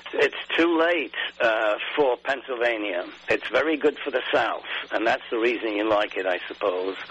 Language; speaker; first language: English; native; English